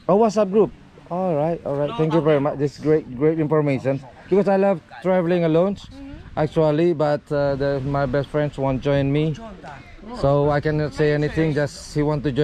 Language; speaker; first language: English; non-native, learner; Indonesian